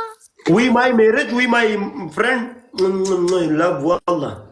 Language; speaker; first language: English; non-native, learner; Pashto